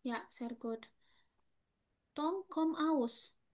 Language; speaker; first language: German; non-native, fluent; Indonesian